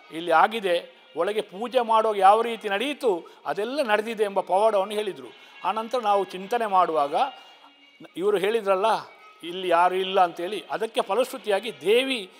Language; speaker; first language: Kannada; native; Kannada